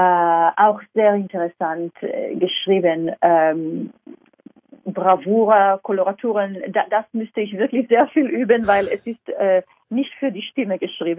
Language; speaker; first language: German; non-native, fluent; Hebrew